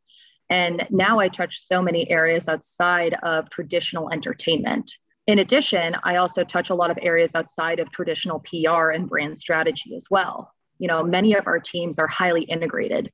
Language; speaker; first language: English; native; English